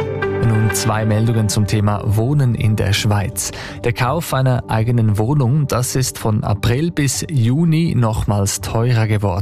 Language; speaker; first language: German; native; German